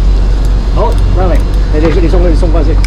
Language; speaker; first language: Chinese; native; Chinese